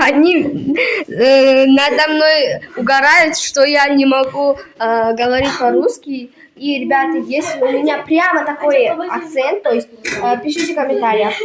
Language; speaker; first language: Russian; non-native, local second language; Kazakh